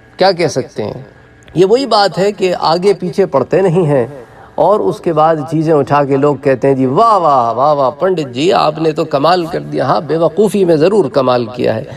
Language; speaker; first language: Urdu; non-native, local second language; Punjabi